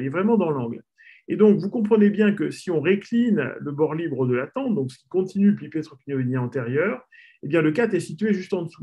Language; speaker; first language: French; native; French